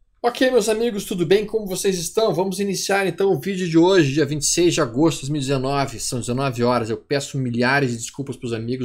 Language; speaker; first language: Portuguese; native; Portuguese